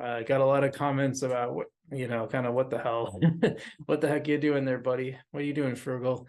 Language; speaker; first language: English; native; English